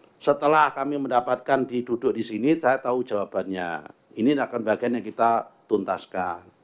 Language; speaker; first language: Indonesian; native; Indonesian